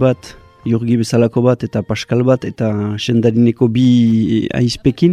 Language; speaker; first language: Basque; native; Basque